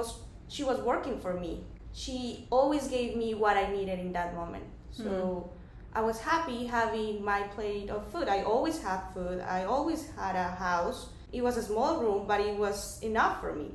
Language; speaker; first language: English; non-native, fluent; Spanish